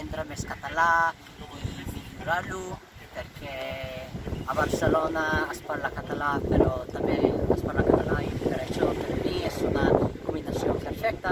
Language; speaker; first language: Catalan; non-native, learner; English